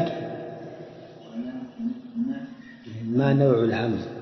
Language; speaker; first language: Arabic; non-native, fluent; Swahili